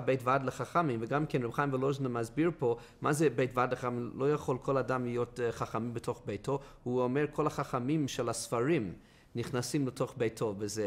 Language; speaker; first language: Hebrew; non-native, fluent; English